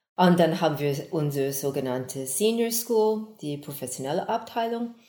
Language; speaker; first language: German; non-native, fluent; English